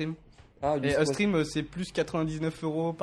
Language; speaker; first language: French; native; French